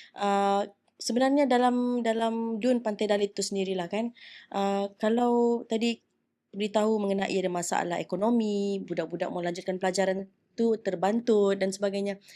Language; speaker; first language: Malay; native; Malay